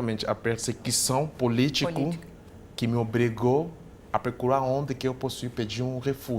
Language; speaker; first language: Portuguese; non-native, fluent; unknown